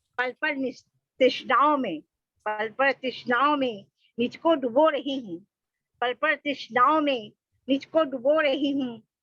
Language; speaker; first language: Hindi; non-native, local second language; Bangla